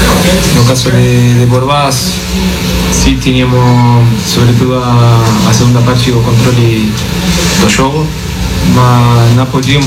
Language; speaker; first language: Portuguese; non-native, fluent; Spanish